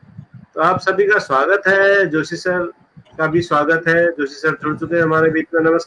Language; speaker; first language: Hindi; native; Hindi